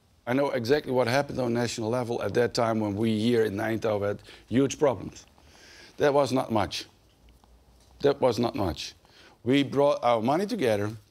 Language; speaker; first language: English; non-native, fluent; Dutch